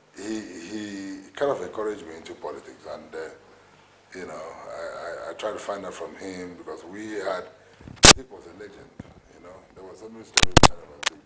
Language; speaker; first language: English; non-native, local second language; Igbo